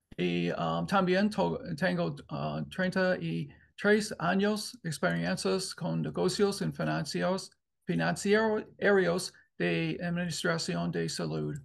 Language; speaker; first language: Spanish; non-native, learner; English